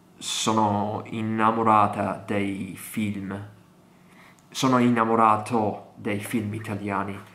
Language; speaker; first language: Italian; non-native, learner; English